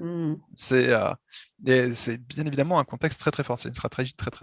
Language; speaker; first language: French; native; French